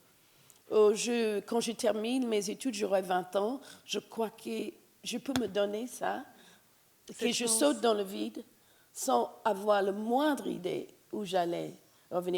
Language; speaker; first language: French; non-native, fluent; English